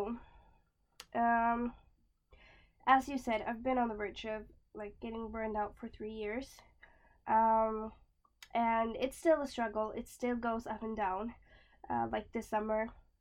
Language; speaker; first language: English; non-native, fluent; Swedish